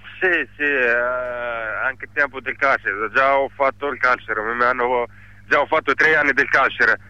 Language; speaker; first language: Italian; non-native, learner; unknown